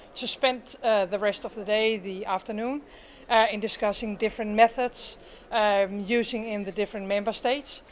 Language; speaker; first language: English; non-native, fluent; Danish